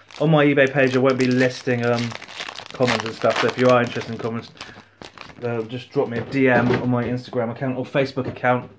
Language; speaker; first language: English; native; English